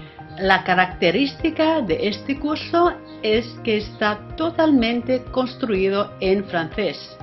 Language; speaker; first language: Spanish; non-native, fluent; Italian